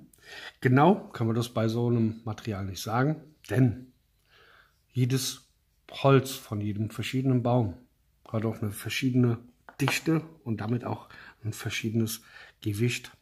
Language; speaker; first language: German; native; German